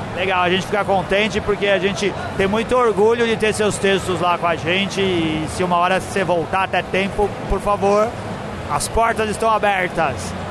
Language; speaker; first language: Portuguese; native; Portuguese